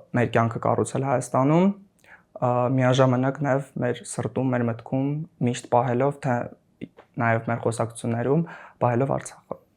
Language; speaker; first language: Armenian; native; Armenian